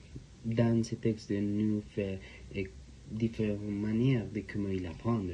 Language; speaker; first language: French; non-native, learner; Spanish